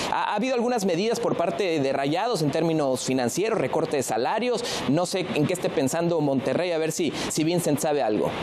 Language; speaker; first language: Spanish; native; Spanish